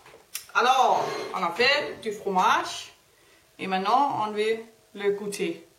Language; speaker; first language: French; non-native, learner; Danish